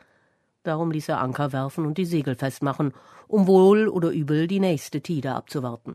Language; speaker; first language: German; native; German